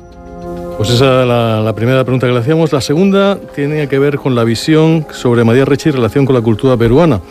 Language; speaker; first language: Spanish; native; Spanish